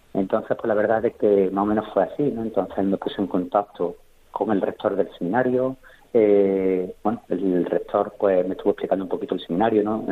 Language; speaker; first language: Spanish; native; Spanish